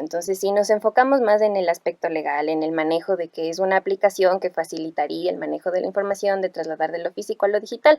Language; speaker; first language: Spanish; native; Spanish